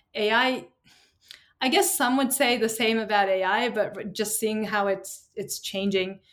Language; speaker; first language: English; non-native, fluent; Turkish